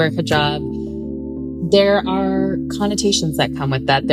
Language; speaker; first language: English; native; English